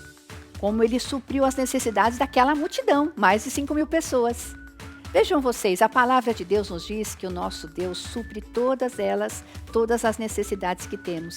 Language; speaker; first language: Portuguese; native; Portuguese